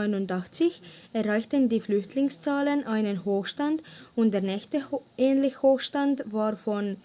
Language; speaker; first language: German; non-native, learner; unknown